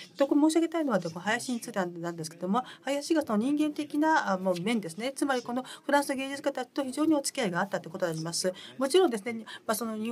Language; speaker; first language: Japanese; non-native, fluent; French